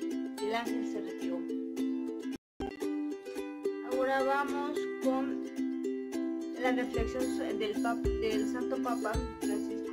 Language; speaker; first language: Spanish; native; Spanish